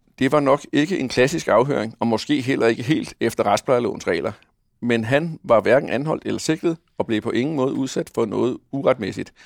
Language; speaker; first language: Danish; native; Danish